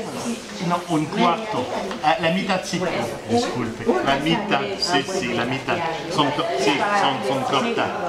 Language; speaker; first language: Spanish; non-native, learner; French